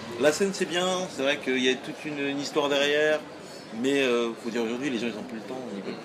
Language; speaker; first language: French; native; French